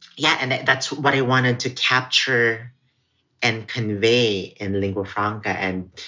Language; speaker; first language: English; non-native, local second language; Cebuano